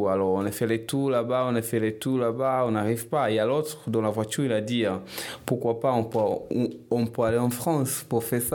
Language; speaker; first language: French; non-native, fluent; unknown